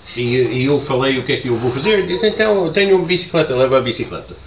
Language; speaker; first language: Portuguese; non-native, learner; English